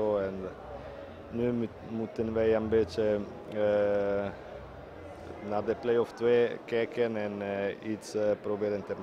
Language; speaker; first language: Dutch; non-native, fluent; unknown